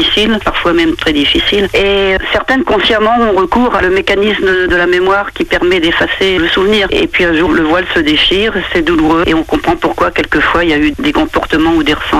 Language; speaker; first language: French; native; French